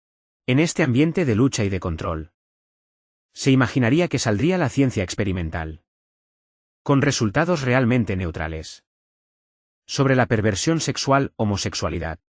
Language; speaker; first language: Spanish; non-native, fluent; Arabic